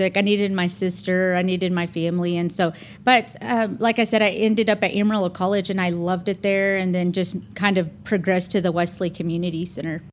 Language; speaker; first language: English; native; English